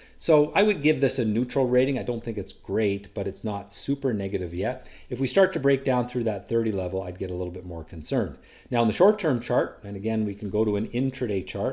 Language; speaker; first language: English; native; English